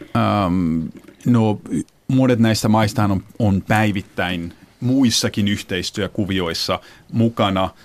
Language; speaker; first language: Finnish; early bilingual, heritage; Finnish